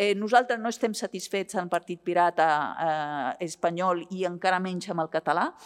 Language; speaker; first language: Catalan; non-native, fluent; Italian